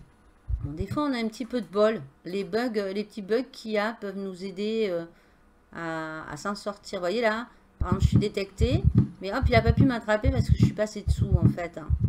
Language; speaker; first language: French; native; French